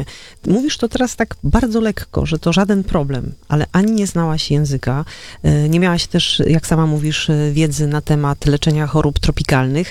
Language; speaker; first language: Polish; native; Polish